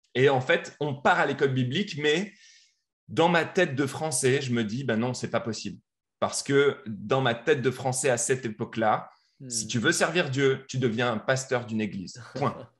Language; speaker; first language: French; native; French